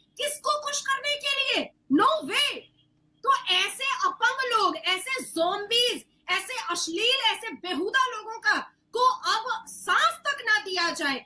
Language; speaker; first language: Hindi; native; Hindi